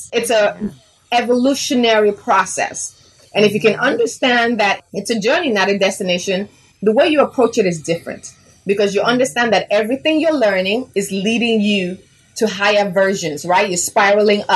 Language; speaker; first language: English; non-native, local second language; Yoruba